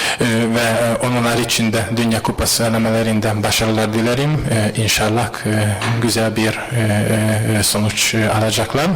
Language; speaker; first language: Turkish; non-native, fluent; Hungarian